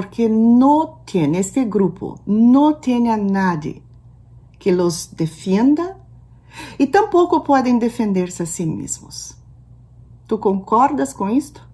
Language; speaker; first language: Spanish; non-native, learner; Portuguese